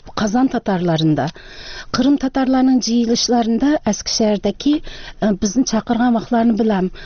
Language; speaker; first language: Tatar; early bilingual, heritage; Tatar